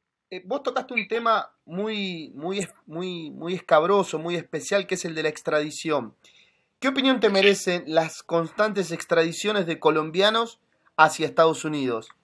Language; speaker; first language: Spanish; native; Spanish